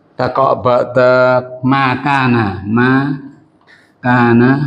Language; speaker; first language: Arabic; non-native, fluent; Western Cham